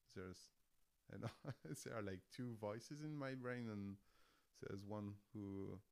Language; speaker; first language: English; non-native, fluent; French